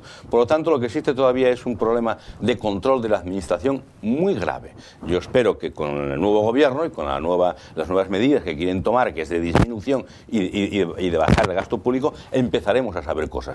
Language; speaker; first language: Spanish; native; Spanish